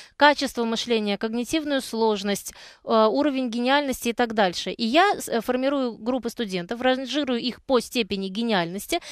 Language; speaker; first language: Russian; native; Russian